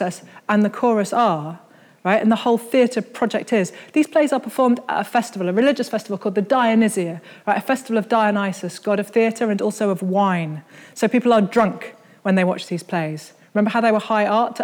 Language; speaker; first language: English; native; English